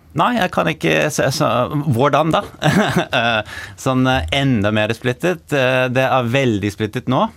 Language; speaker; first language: Norwegian; non-native, fluent; English